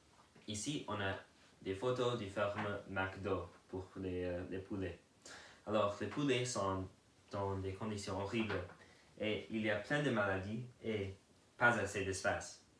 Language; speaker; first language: French; non-native, learner; English